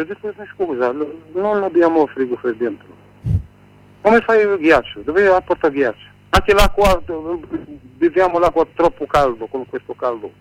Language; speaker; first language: Italian; non-native, learner; Arabic